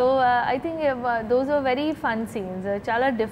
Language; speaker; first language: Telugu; non-native, learner; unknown